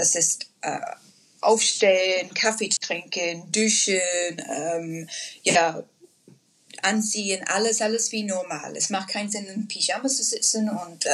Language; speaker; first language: German; non-native, learner; English